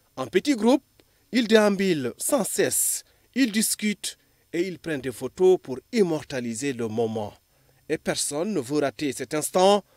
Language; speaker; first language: French; non-native, local second language; Fula